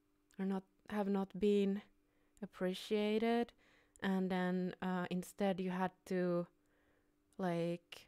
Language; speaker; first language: English; non-native, fluent; Finnish